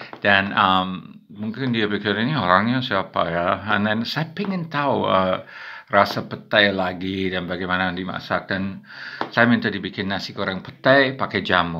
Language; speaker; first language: Indonesian; non-native, fluent; English